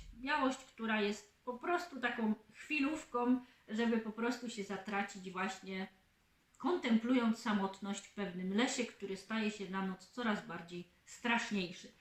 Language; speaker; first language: Polish; native; Polish